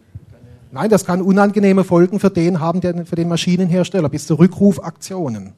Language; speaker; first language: German; native; German